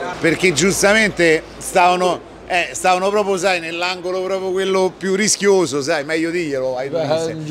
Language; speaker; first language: Italian; native; Italian